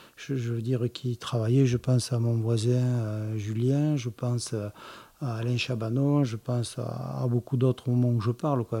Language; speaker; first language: French; native; French